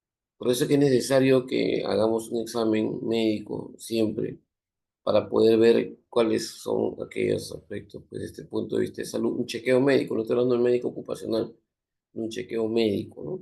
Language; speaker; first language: Spanish; native; Spanish